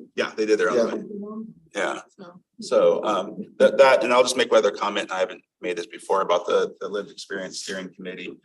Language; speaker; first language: English; native; English